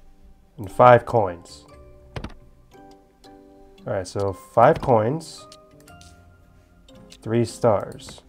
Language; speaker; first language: English; native; English